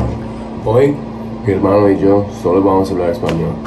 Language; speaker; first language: Spanish; non-native, fluent; English